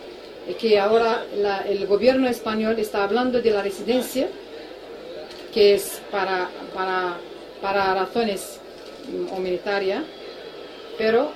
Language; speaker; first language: Spanish; non-native, fluent; Arabic